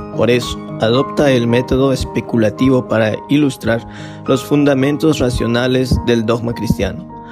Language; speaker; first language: Spanish; non-native, fluent; Vietnamese